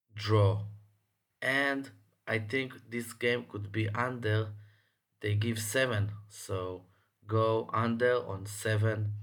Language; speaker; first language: English; non-native, fluent; Hebrew